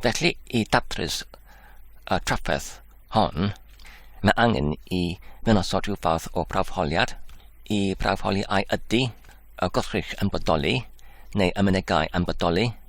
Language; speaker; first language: Welsh; non-native, fluent; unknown